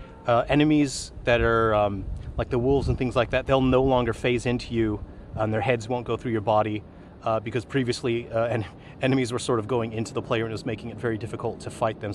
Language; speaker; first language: English; native; English